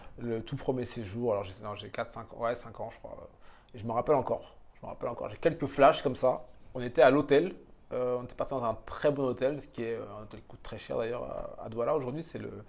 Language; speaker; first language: French; early bilingual, other home language; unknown